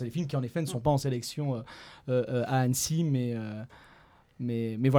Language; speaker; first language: French; native; French